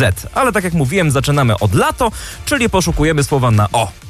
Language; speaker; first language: Polish; native; Polish